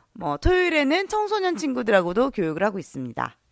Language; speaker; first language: Korean; native; Korean